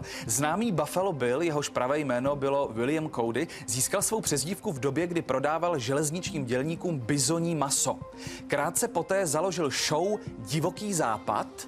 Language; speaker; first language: Czech; native; Czech